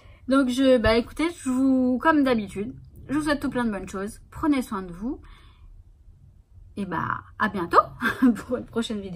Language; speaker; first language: French; native; French